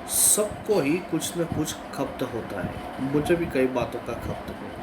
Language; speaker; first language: Hindi; non-native, local second language; Gujarati